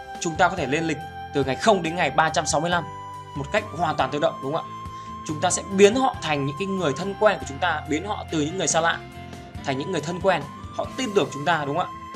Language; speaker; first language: Vietnamese; native; Vietnamese